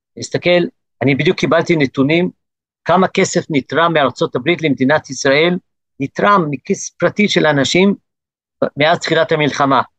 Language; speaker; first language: Hebrew; early bilingual, other home language; English